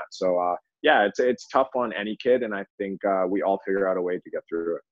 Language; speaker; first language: English; native; English